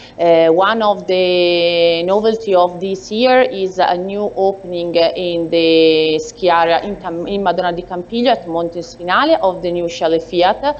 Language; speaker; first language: English; non-native, learner; Italian